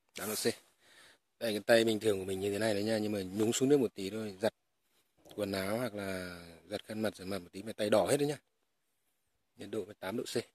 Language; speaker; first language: Vietnamese; non-native, local second language; Tày